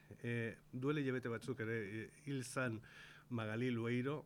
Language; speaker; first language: Basque; non-native, local second language; Spanish